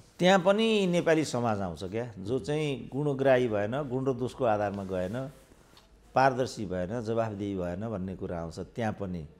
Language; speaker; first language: Nepali; native; Nepali